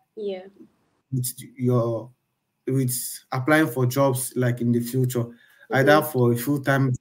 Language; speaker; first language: English; non-native, local second language; Igbo